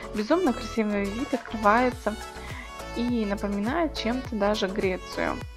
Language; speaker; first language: Russian; native; Russian